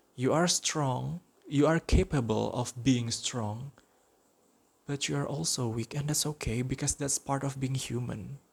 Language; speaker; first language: English; non-native, fluent; Indonesian